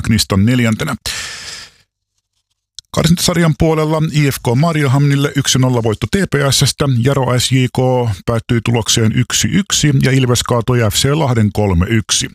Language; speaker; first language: Finnish; native; Finnish